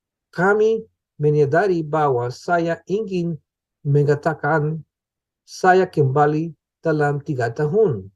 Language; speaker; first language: Indonesian; non-native, learner; English